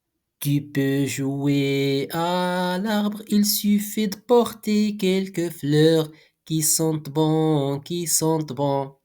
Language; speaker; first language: French; non-native, local second language; Arabic